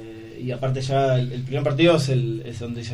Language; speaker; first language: Spanish; native; Spanish